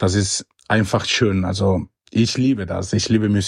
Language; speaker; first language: German; non-native, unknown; Spanish